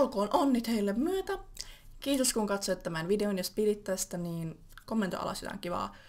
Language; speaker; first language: Finnish; native; Finnish